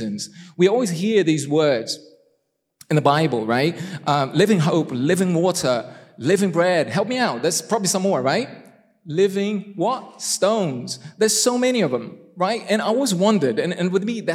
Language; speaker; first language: English; non-native, fluent; Portuguese